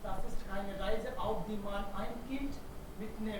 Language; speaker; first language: German; non-native, learner; Hindi